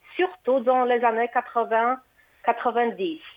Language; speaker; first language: French; non-native, fluent; Portuguese